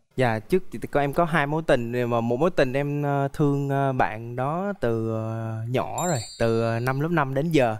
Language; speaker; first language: Vietnamese; native; Vietnamese